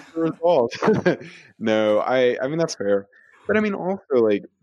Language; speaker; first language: English; native; English